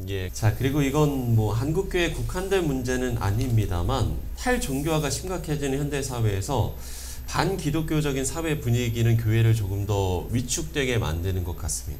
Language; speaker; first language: Korean; native; Korean